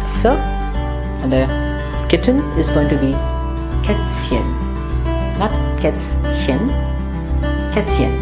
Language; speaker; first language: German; non-native, fluent; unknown